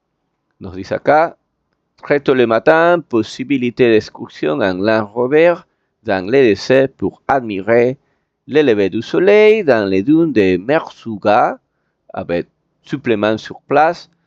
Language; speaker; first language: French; non-native, fluent; Spanish